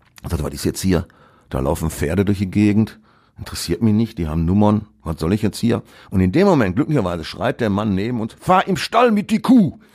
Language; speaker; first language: German; native; German